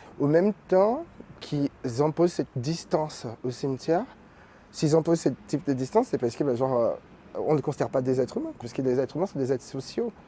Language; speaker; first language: French; non-native, fluent; Portuguese